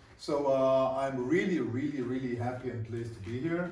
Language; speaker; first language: English; non-native, fluent; Hebrew